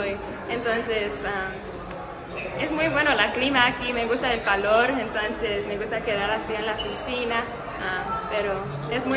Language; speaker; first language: Spanish; early bilingual, heritage; English